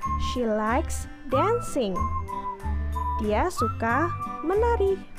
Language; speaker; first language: English; non-native, fluent; Indonesian